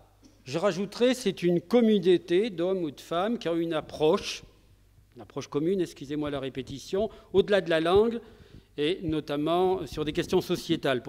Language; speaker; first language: French; native; French